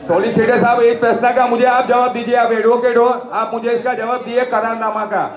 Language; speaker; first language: Hindi; non-native, local second language; Marathi